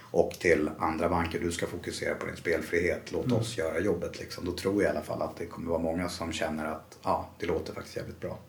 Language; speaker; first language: Swedish; native; Swedish